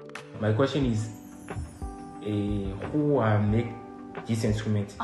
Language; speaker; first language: English; non-native, learner; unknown